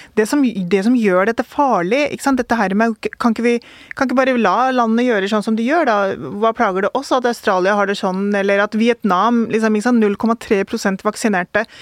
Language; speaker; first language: Norwegian; early bilingual, other home language; Urdu